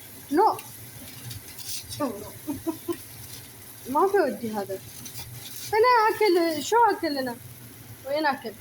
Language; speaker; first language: Arabic; non-native, learner; Amharic